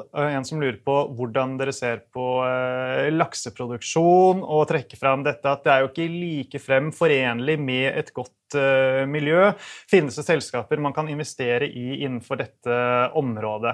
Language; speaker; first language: Norwegian; native; Norwegian